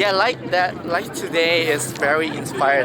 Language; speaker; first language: English; non-native, learner; Japanese